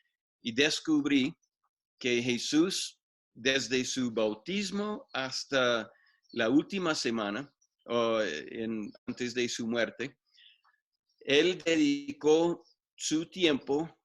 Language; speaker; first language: Spanish; non-native, fluent; English